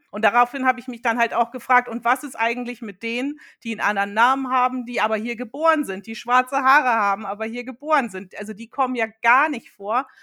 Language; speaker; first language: German; early bilingual, other home language; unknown